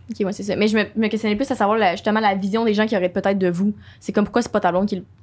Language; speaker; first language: French; native; French